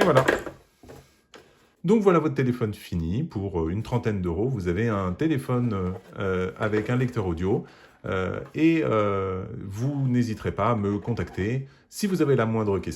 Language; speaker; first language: French; native; French